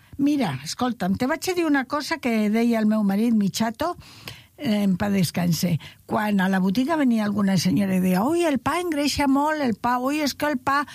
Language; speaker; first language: Catalan; non-native, local second language; Spanish